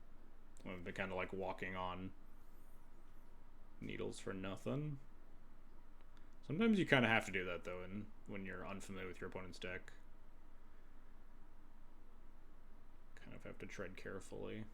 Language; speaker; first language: English; native; English